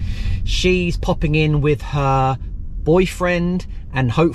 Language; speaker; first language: English; native; English